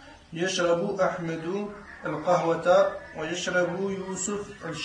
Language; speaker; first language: Arabic; non-native, learner; French